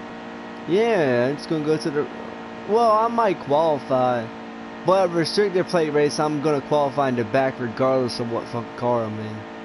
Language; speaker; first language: English; native; English